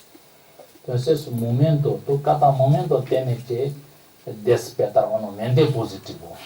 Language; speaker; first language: Spanish; non-native, learner; Tibetan